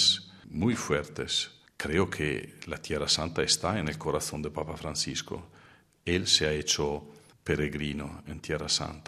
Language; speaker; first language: Spanish; non-native, fluent; Italian